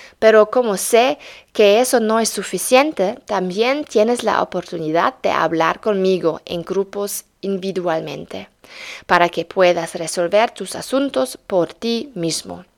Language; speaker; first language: Spanish; non-native, fluent; German